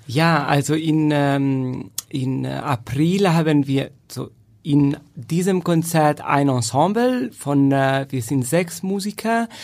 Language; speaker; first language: German; non-native, fluent; Italian